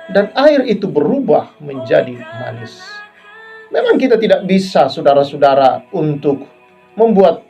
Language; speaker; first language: Indonesian; native; Indonesian